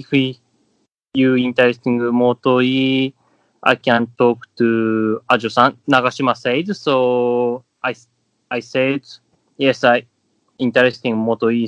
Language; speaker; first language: English; non-native, learner; Japanese